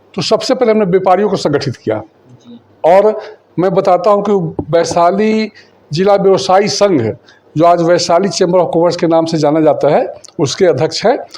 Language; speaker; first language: Hindi; native; Hindi